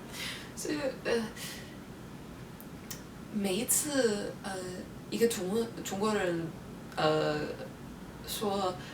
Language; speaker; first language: Chinese; non-native, learner; English